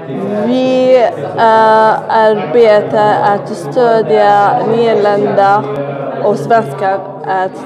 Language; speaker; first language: Swedish; non-native, learner; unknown